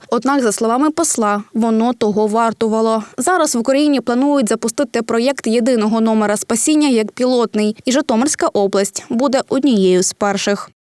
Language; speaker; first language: Ukrainian; native; Ukrainian